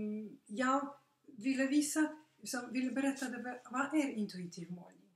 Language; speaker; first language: Swedish; non-native, fluent; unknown